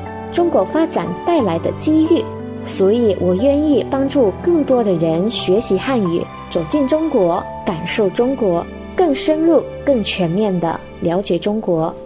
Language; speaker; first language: Chinese; early bilingual, heritage; Indonesian